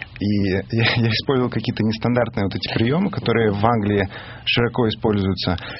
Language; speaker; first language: Russian; native; Russian